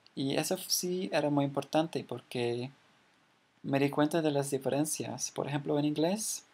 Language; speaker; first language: Spanish; non-native, fluent; English